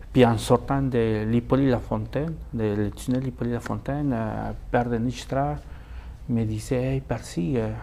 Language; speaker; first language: French; non-native, fluent; Spanish